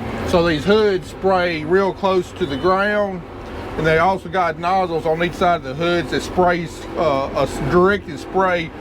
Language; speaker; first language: English; native; English